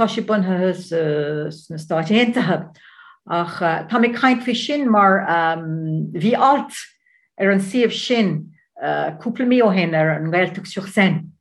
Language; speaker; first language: Irish; non-native, learner; Dutch